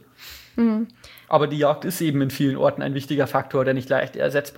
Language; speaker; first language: German; native; German